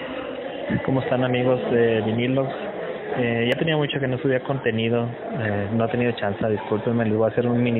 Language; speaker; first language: Spanish; native; Spanish